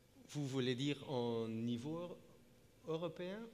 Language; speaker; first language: French; non-native, fluent; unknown